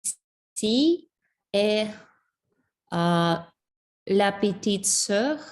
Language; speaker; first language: French; non-native, learner; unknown